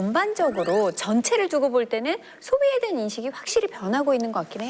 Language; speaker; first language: Korean; native; Korean